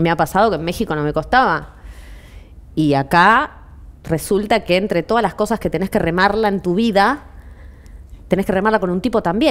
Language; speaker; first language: Spanish; native; Spanish